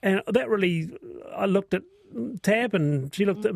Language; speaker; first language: English; native; English